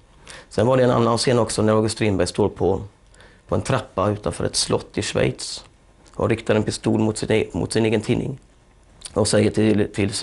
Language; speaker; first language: Swedish; native; Swedish